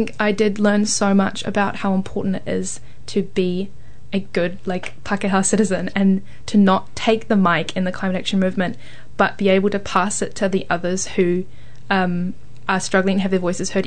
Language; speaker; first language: English; native; English